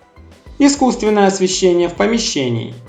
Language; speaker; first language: Russian; native; Russian